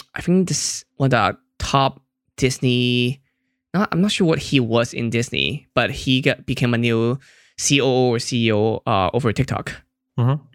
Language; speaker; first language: English; non-native, local second language; Cantonese